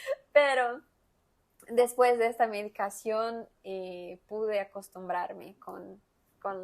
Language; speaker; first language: Spanish; non-native, fluent; Portuguese